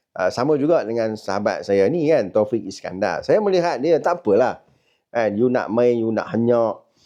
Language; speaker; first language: Malay; native; Malay